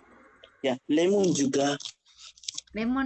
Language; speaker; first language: Indonesian; non-native, fluent; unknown